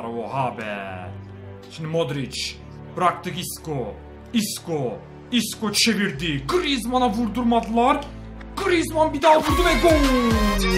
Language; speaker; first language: Turkish; native; Turkish